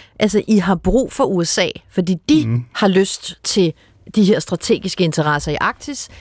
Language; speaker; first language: Danish; native; Danish